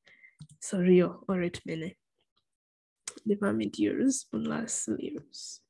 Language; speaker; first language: Turkish; non-native, fluent; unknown